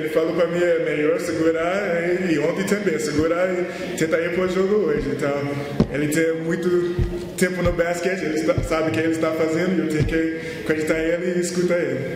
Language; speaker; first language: Portuguese; non-native, learner; English